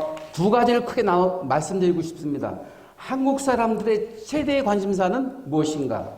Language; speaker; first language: Korean; native; Korean